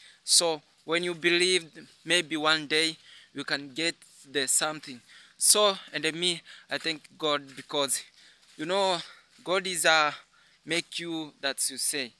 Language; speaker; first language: English; non-native, learner; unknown